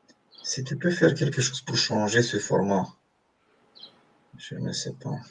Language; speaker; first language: French; non-native, fluent; Romanian